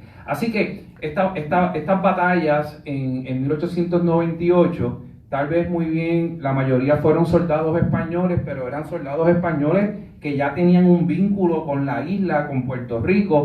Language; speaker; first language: Spanish; native; Spanish